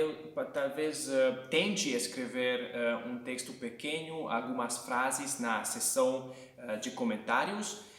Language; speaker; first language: Portuguese; non-native, fluent; Hungarian